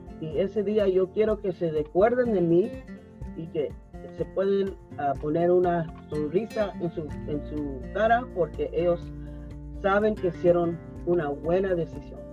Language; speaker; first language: Spanish; early bilingual, heritage; Spanish